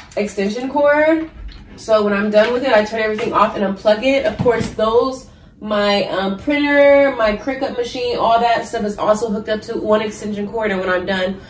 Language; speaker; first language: English; native; English